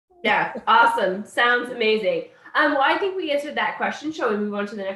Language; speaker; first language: English; native; English